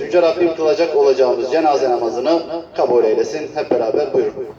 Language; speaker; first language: Turkish; native; Turkish